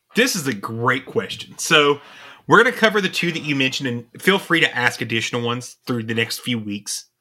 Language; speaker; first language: English; native; English